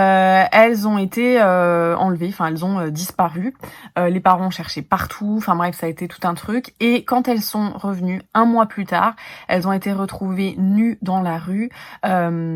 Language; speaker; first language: French; native; French